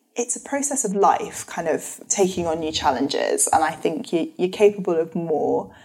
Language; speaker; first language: English; native; English